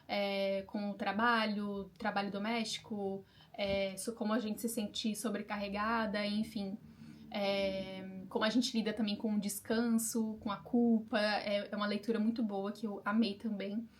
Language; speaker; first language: Portuguese; native; Portuguese